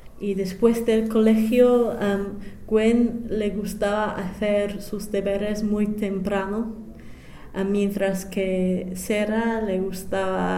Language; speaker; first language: Spanish; non-native, fluent; English